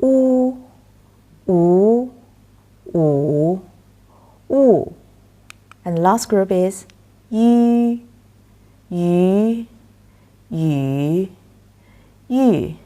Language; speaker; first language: English; non-native, fluent; Chinese